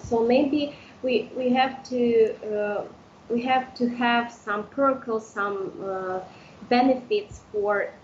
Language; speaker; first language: English; non-native, fluent; Udmurt